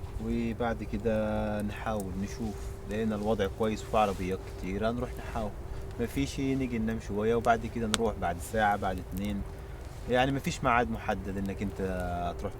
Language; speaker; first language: Arabic; native; Arabic